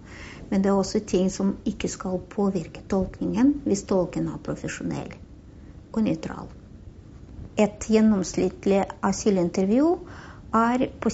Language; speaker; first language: Norwegian; non-native, fluent; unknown